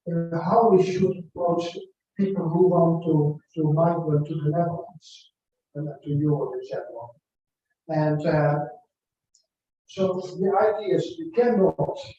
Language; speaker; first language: English; non-native, fluent; Dutch